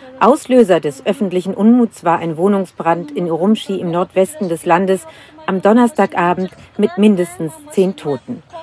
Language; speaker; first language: German; native; German